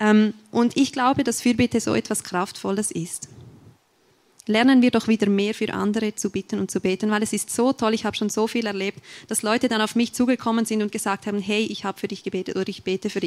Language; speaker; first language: German; native; German